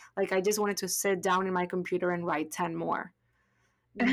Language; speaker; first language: English; non-native, fluent; Spanish